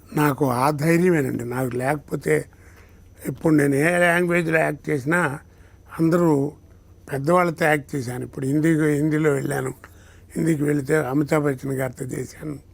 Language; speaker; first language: Telugu; native; Telugu